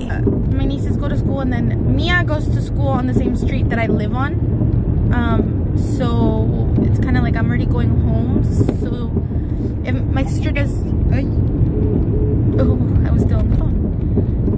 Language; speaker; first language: English; early bilingual, other home language; Spanish